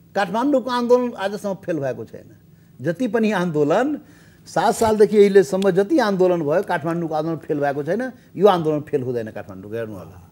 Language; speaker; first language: Nepali; non-native, local second language; Maithili